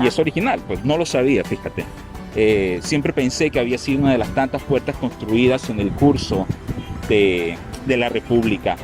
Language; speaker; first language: Spanish; native; Spanish